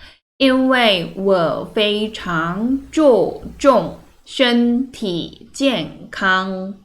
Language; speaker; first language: Chinese; non-native, fluent; Korean